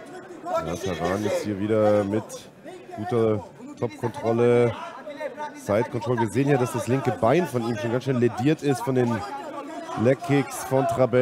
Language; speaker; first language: German; native; German